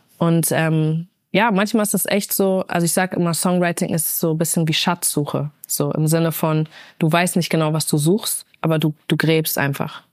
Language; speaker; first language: German; native; German